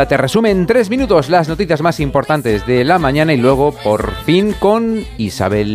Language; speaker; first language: Spanish; native; Spanish